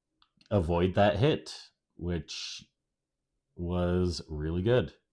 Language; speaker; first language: English; native; English